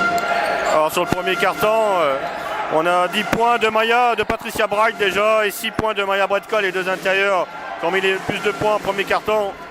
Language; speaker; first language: French; native; French